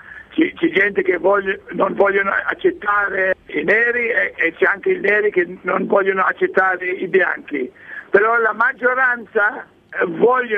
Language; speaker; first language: Italian; early bilingual, heritage; English